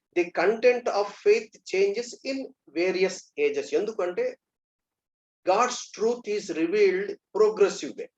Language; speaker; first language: English; non-native, local second language; Telugu